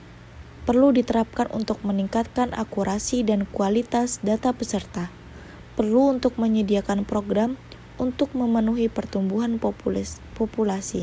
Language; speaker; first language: Indonesian; native; Indonesian